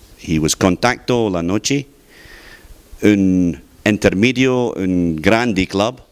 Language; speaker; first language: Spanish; non-native, learner; English